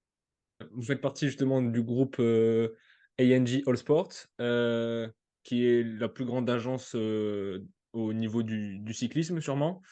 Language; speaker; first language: French; native; French